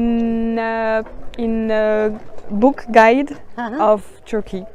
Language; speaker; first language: English; non-native, fluent; French